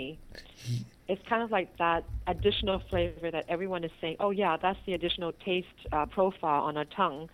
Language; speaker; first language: English; non-native, local second language; Cantonese